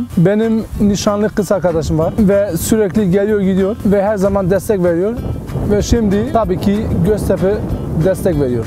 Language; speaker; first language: Turkish; early bilingual, heritage; Turkish